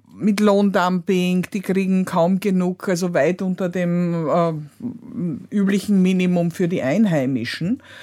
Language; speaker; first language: German; native; German